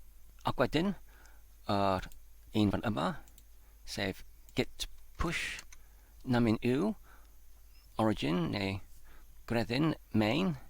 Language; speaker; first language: Welsh; non-native, fluent; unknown